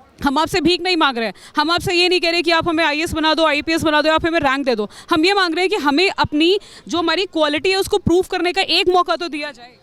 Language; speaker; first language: Hindi; native; Hindi